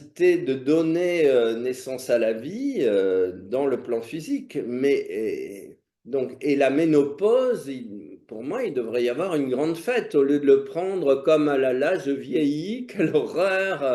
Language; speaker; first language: French; native; French